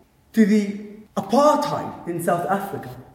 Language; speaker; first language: English; non-native, fluent; Arabic